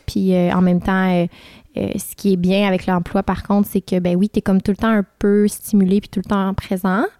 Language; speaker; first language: French; native; French